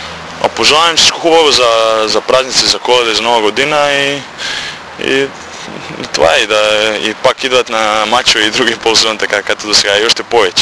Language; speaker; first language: Bulgarian; non-native, learner; Croatian